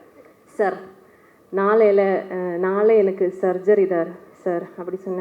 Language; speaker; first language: Tamil; non-native, learner; Malayalam